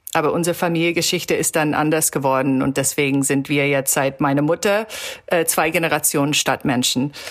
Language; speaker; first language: German; early bilingual, heritage; German